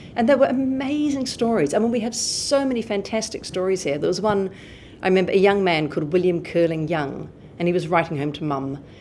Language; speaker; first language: English; native; English